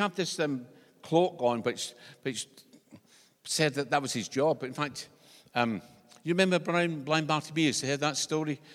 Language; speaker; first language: English; native; English